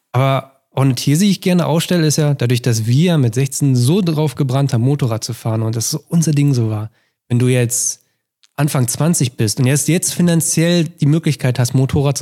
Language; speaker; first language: German; native; German